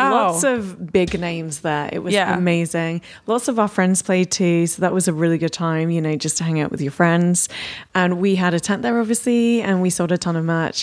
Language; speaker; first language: English; native; English